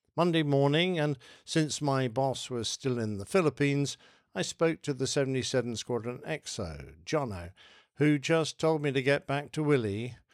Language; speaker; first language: English; native; English